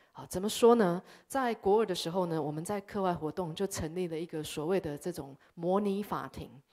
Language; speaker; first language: Chinese; early bilingual, heritage; Chinese